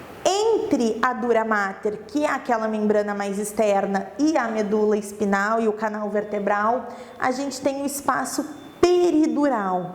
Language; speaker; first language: Portuguese; native; Portuguese